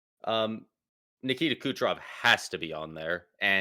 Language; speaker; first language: English; native; English